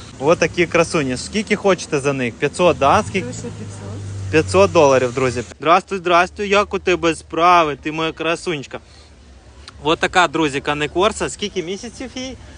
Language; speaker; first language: Ukrainian; non-native, local second language; Russian